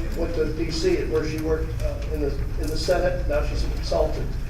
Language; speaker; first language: English; native; English